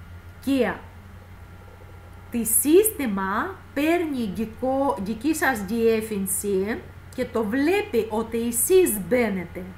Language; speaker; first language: Greek; non-native, fluent; Russian